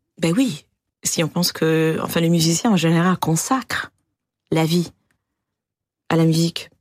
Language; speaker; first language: French; non-native, fluent; Italian